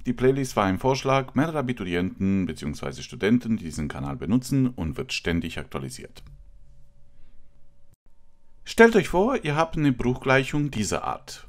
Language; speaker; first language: German; non-native, fluent; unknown